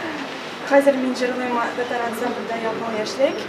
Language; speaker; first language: Tatar; non-native, local second language; Russian